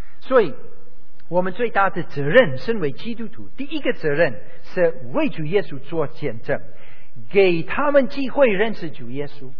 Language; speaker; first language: Chinese; non-native, fluent; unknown